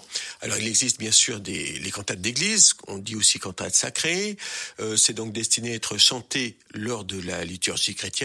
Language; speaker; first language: French; native; French